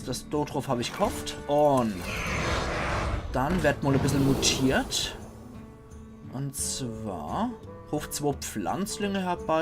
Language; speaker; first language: German; native; German